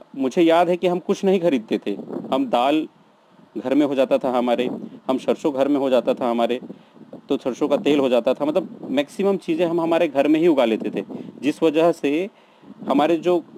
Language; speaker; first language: Hindi; native; Hindi